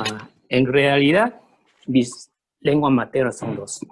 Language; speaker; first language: Spanish; early bilingual, other home language; Chinese